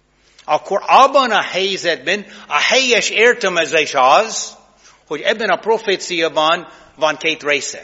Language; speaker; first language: Hungarian; non-native, fluent; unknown